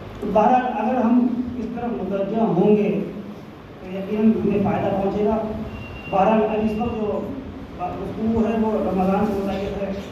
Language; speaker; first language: Urdu; native; Urdu